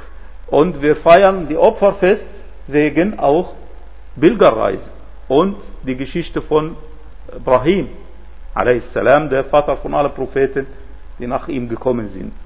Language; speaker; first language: German; non-native, fluent; Arabic